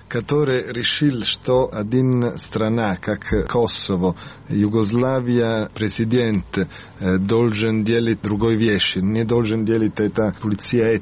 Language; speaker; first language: Russian; non-native, learner; Italian